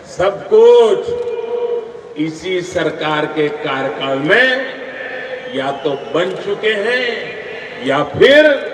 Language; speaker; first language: Hindi; non-native, local second language; Gujarati